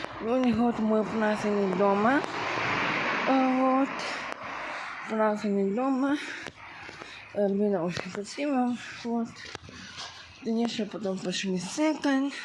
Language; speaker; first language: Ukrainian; non-native, local second language; Russian